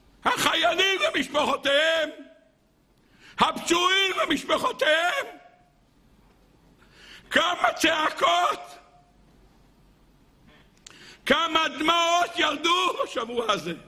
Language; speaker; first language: Hebrew; native; Hebrew